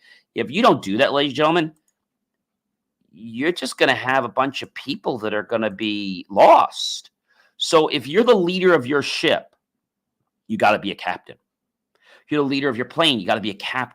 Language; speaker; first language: English; native; English